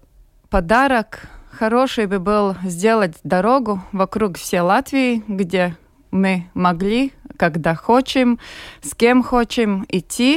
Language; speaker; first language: Russian; non-native, local second language; Latvian